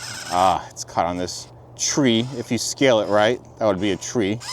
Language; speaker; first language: English; native; English